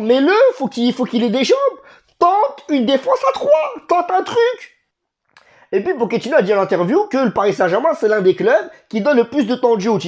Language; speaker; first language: French; native; French